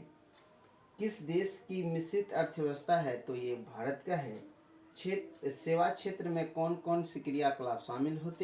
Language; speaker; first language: Hindi; native; Hindi